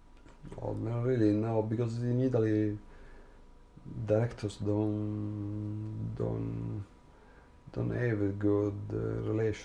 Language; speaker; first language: English; non-native, learner; Italian